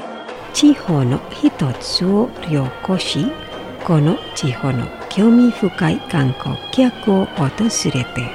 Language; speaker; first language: Japanese; non-native, fluent; Indonesian